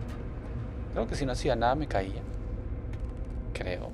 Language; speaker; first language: Spanish; native; Spanish